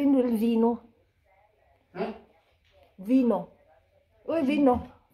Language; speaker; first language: Italian; non-native, fluent; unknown